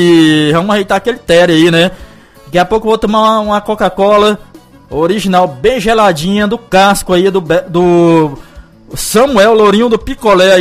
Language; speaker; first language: Portuguese; native; Portuguese